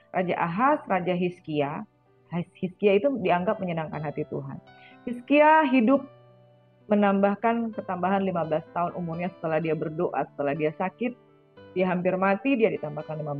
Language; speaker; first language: Indonesian; native; Indonesian